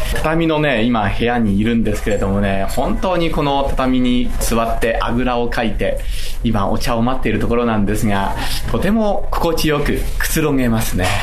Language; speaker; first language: Japanese; native; Japanese